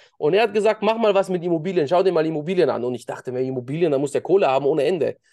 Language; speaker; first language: German; early bilingual, other home language; Russian